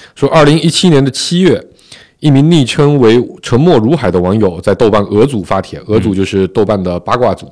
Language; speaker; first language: Chinese; non-native, local second language; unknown